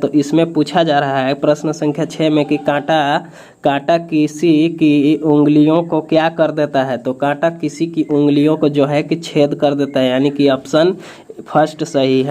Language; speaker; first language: Hindi; native; Hindi